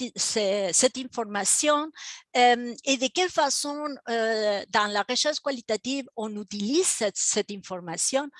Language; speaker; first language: French; non-native, fluent; Spanish